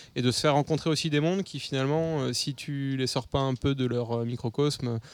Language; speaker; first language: French; native; French